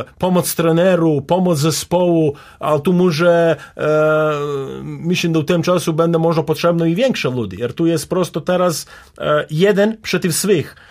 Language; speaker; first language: Polish; non-native, learner; Serbian